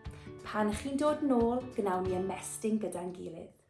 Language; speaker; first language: Welsh; non-native, local second language; English